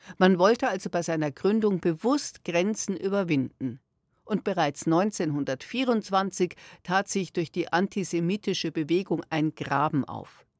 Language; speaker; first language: German; native; German